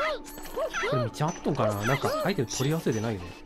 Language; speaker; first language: Japanese; native; Japanese